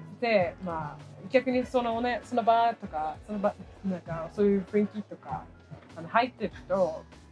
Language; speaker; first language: Japanese; non-native, fluent; English